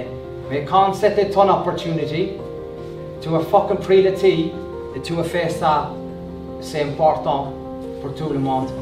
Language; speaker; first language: French; non-native, learner; English